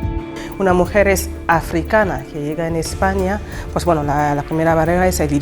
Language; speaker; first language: Spanish; non-native, fluent; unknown